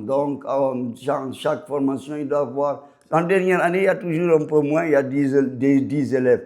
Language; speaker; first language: French; non-native, fluent; Portuguese